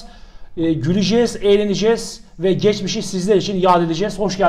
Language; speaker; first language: Turkish; native; Turkish